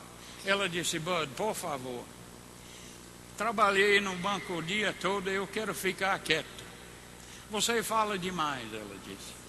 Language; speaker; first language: Portuguese; non-native, fluent; English